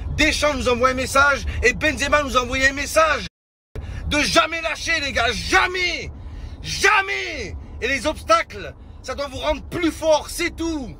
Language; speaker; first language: French; native; French